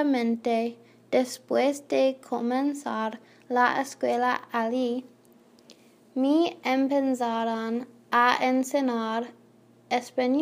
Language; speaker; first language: Spanish; non-native, learner; English